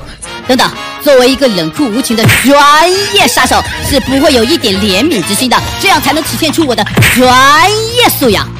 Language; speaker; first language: Chinese; native; Chinese